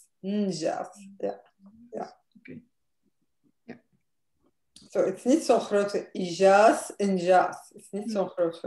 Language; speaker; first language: Dutch; non-native, fluent; Arabic